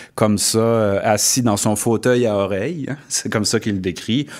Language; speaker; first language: French; native; French